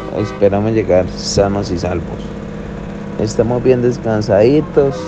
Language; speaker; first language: Spanish; native; Spanish